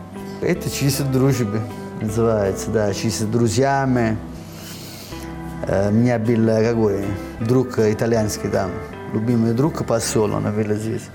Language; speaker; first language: Russian; non-native, learner; Italian